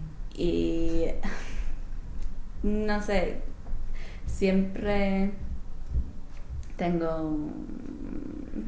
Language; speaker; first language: Spanish; non-native, learner; English